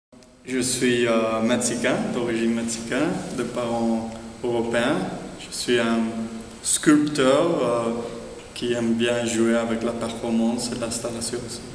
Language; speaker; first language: French; non-native, fluent; Spanish